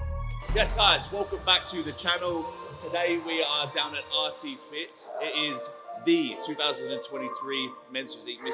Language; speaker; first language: English; native; English